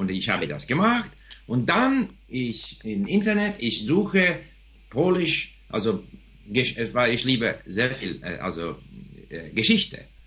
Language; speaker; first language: German; non-native, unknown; English